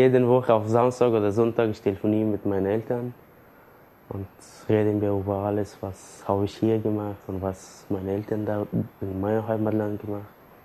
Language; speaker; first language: German; non-native, learner; Persian